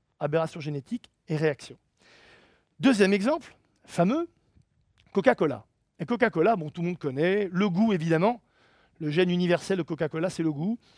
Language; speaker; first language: French; native; French